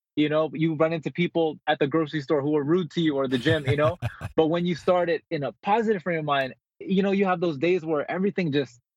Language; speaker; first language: English; native; English